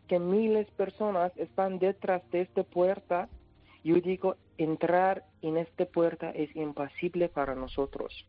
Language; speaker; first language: Spanish; non-native, learner; Persian